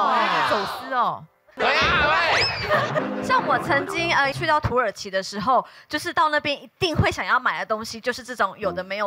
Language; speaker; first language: Chinese; native; Chinese